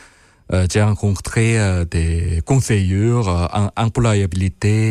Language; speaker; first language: French; non-native, fluent; Korean